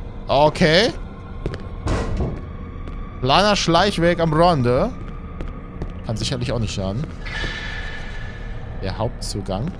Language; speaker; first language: German; native; German